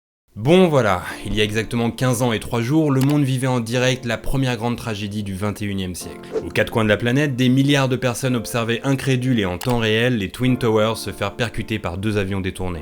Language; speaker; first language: French; native; French